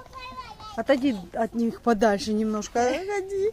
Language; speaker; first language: Russian; native; Russian